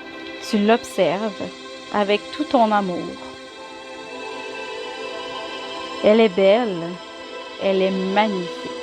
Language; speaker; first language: French; native; French